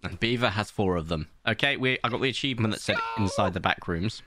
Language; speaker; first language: English; native; English